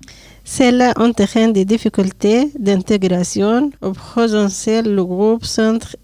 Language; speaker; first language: French; non-native, learner; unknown